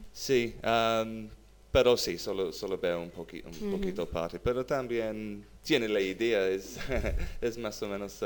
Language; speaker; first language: Spanish; non-native, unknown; English